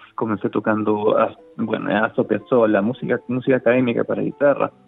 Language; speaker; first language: Spanish; native; Spanish